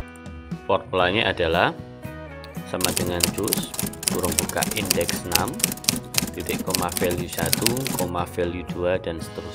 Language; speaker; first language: Indonesian; native; Indonesian